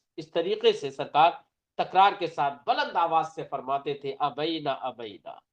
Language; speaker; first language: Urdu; native; Urdu